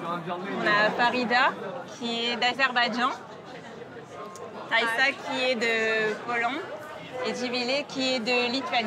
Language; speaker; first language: French; native; French